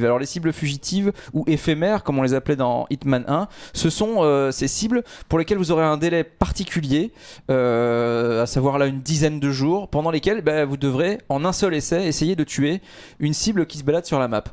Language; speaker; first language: French; native; French